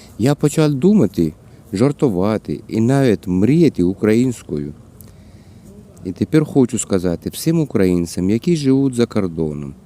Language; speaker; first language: Ukrainian; non-native, local second language; Russian